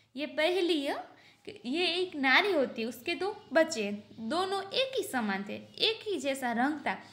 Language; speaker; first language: Hindi; non-native, local second language; Gujarati